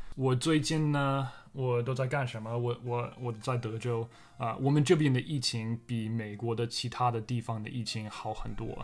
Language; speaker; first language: Chinese; non-native, fluent; English